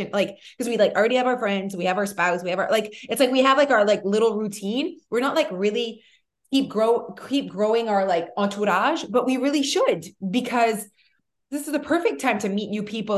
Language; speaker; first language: English; early bilingual, other home language; French